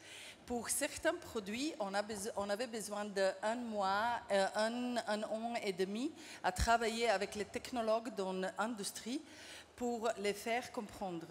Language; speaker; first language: French; non-native, fluent; Slovenian